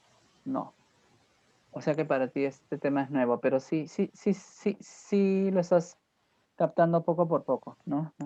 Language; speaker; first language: Spanish; native; Spanish